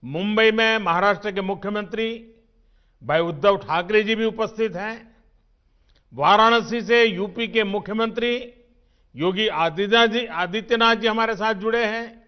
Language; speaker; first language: Hindi; non-native, local second language; Gujarati